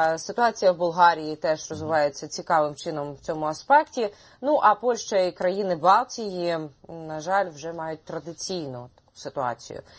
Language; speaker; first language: Ukrainian; native; Ukrainian